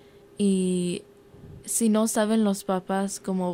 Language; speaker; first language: Spanish; early bilingual, heritage; Spanish